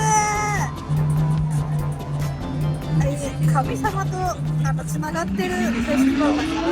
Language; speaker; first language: Japanese; non-native, fluent; Hindi